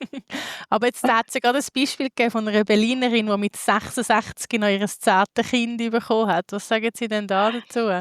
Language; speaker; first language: German; native; German